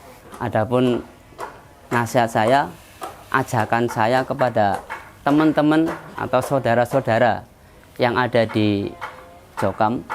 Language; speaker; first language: Indonesian; non-native, local second language; Javanese